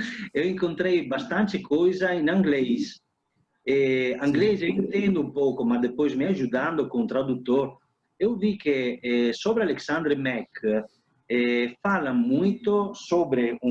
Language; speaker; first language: Portuguese; non-native, fluent; Italian